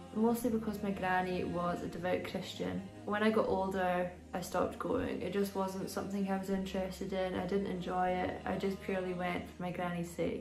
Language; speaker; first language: English; native; English